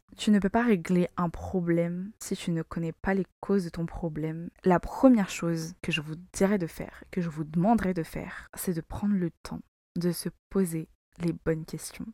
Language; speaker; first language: French; non-native, local second language; Malagasy